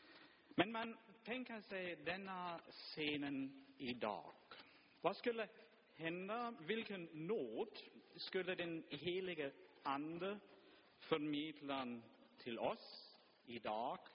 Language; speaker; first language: Swedish; non-native, fluent; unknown